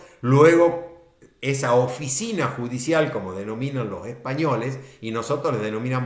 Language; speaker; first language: Spanish; native; Spanish